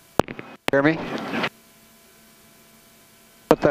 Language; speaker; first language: English; native; English